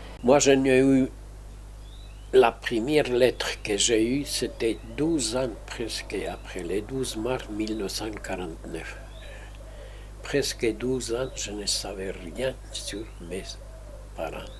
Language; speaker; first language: French; non-native, fluent; Spanish